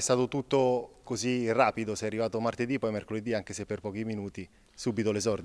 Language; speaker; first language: Italian; native; Italian